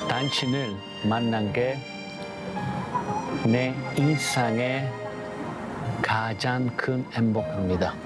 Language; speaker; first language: Korean; non-native, learner; Italian